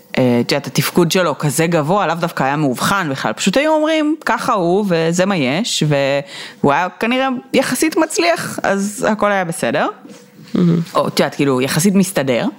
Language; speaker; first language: Hebrew; native; Hebrew